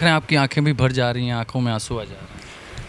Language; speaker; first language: Hindi; native; Hindi